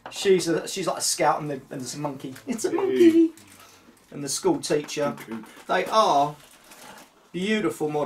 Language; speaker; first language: English; native; English